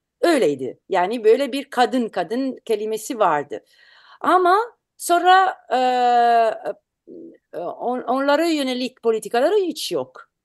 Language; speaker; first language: Turkish; non-native, learner; Italian